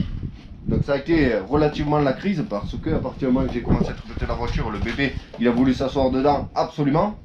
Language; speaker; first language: French; native; French